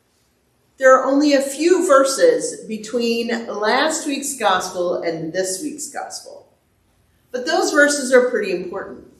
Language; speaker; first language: English; native; English